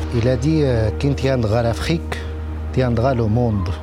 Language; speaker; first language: French; non-native, local second language; Arabic